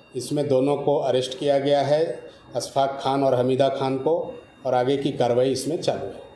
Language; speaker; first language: Hindi; non-native, local second language; Marathi